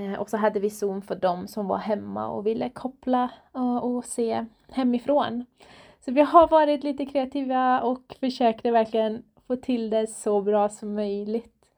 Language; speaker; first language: Swedish; non-native, fluent; Persian